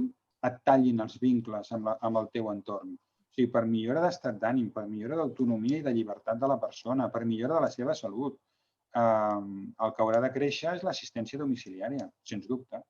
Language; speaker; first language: Catalan; native; Catalan